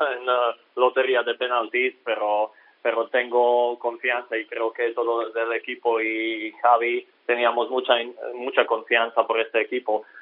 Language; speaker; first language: Spanish; non-native, learner; Slovak